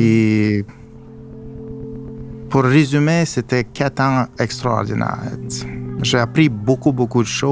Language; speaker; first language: French; non-native, fluent; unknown